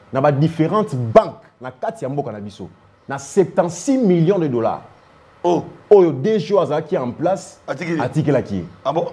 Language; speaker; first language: French; non-native, local second language; Lingala